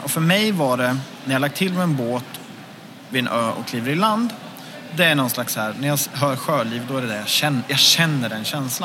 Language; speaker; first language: Swedish; native; Swedish